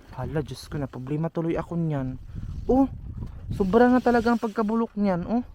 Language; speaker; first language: Filipino; non-native, local second language; Cebuano